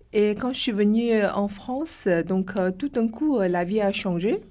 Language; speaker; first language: French; non-native, fluent; Chinese